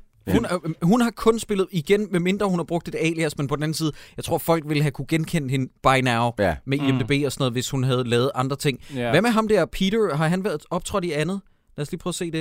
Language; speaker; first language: Danish; native; Danish